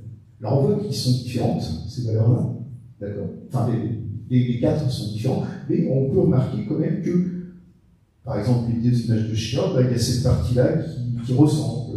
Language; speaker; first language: French; native; French